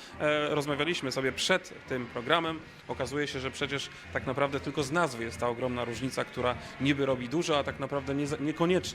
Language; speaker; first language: Polish; native; Polish